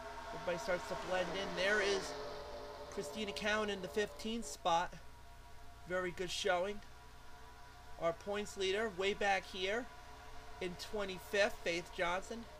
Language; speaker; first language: English; native; English